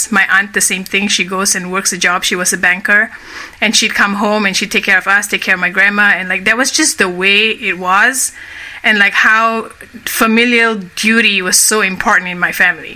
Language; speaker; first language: English; native; English